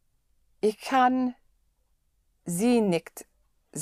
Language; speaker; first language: German; non-native, learner; English